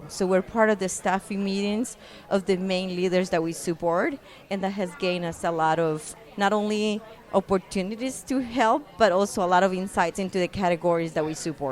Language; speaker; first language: English; non-native, fluent; Spanish